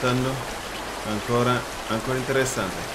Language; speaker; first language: Italian; early bilingual, heritage; Italian